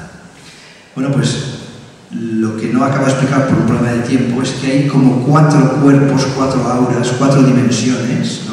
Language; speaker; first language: Spanish; native; Spanish